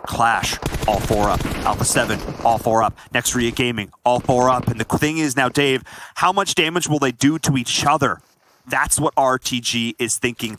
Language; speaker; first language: English; native; English